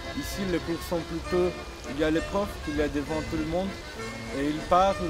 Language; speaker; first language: French; non-native, fluent; Portuguese